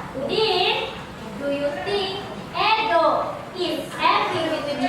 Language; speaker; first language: English; non-native, fluent; Indonesian